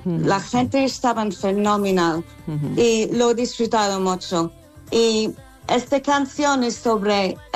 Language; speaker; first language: Spanish; non-native, learner; English